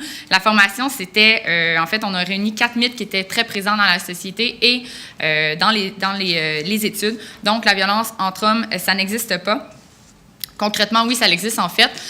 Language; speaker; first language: French; native; French